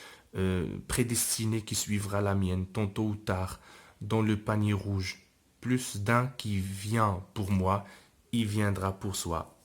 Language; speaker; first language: French; non-native, local second language; Arabic